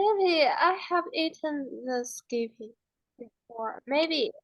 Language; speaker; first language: English; non-native, learner; Chinese